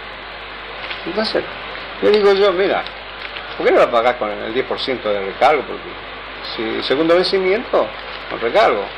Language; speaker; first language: Spanish; native; Spanish